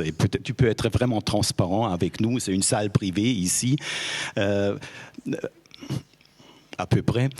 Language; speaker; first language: French; non-native, fluent; German